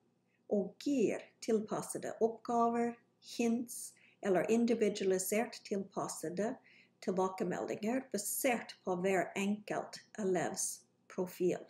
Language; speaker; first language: Norwegian; non-native, fluent; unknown